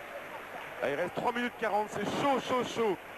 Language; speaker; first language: French; native; French